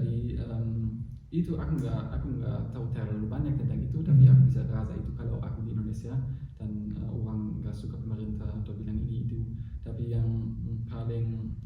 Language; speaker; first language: Indonesian; non-native, fluent; German